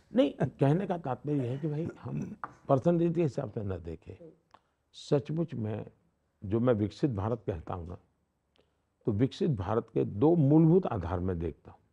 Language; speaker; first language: Hindi; non-native, local second language; Gujarati